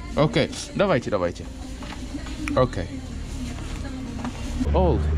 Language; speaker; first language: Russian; non-native, learner; Arabic